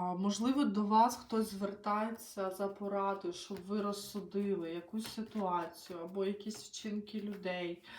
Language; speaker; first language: Ukrainian; non-native, local second language; Russian